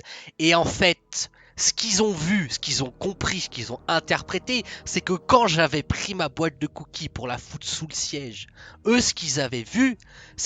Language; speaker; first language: French; native; French